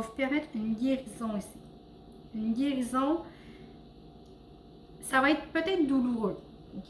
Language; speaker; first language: French; native; French